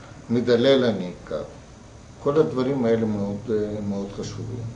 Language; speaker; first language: Hebrew; non-native, fluent; Russian